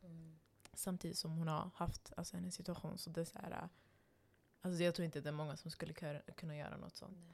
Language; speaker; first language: Swedish; non-native, local second language; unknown